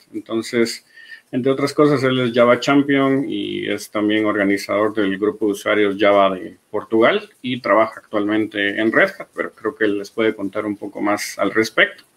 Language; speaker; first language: Spanish; native; Spanish